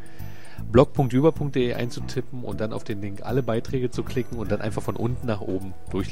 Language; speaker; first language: German; native; German